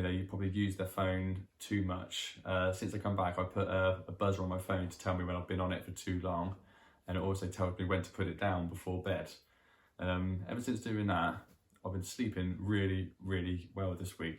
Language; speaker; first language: English; native; English